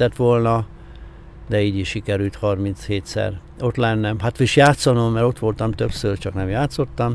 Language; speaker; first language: Hungarian; native; Hungarian